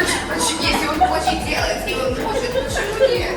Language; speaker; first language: Russian; early bilingual, heritage; Russian